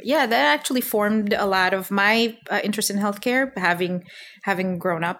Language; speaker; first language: English; non-native, local second language; Filipino